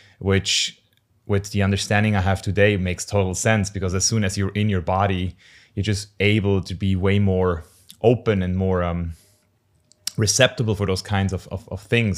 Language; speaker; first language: English; non-native, fluent; German